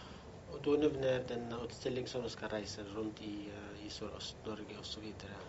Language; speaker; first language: Norwegian; non-native, fluent; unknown